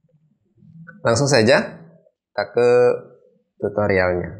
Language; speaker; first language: Indonesian; native; Indonesian